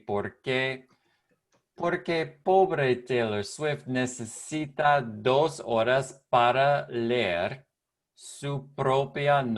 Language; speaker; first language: Spanish; non-native, learner; English